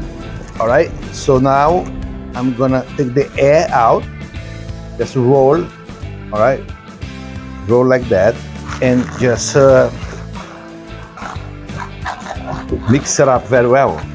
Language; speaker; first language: English; non-native, fluent; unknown